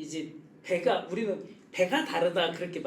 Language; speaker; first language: Korean; native; Korean